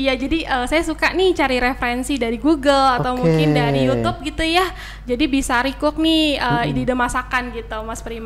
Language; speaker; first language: Indonesian; native; Indonesian